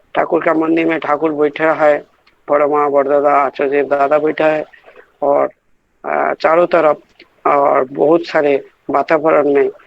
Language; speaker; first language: Hindi; non-native, local second language; Bangla